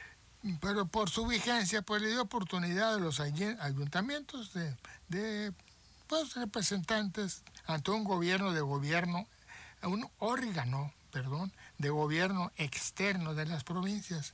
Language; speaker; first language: Spanish; native; Spanish